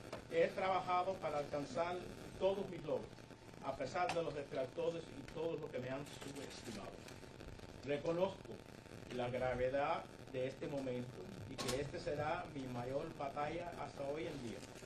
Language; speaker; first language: Spanish; early bilingual, heritage; Spanish